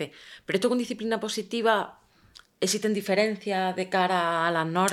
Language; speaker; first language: Spanish; native; Spanish